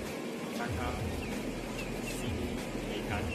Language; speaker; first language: Indonesian; non-native, learner; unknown